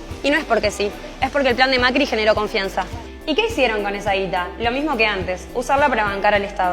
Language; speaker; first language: Spanish; native; Spanish